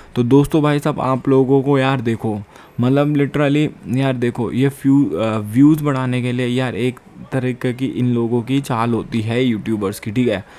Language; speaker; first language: Hindi; non-native, local second language; Punjabi